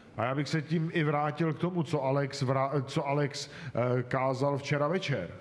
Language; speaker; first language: Czech; native; Czech